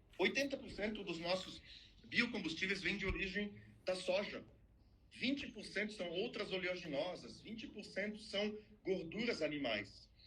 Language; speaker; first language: Portuguese; non-native, fluent; French